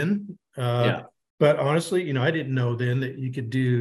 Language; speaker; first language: English; native; English